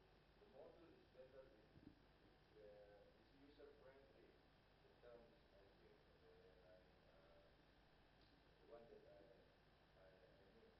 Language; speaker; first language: English; non-native, fluent; Indonesian